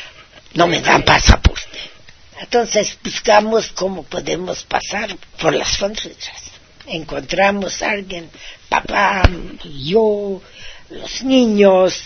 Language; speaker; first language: Spanish; non-native, fluent; Hungarian